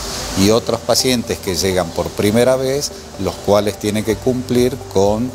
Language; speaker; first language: Spanish; native; Spanish